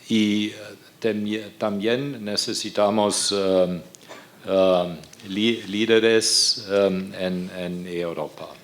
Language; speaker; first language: Spanish; non-native, fluent; German